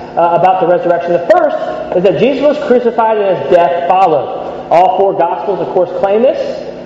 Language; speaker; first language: English; native; English